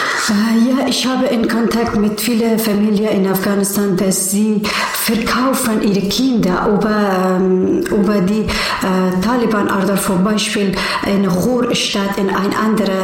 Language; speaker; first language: German; non-native, learner; Persian